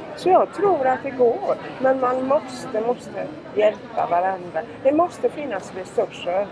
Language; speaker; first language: Swedish; native; Swedish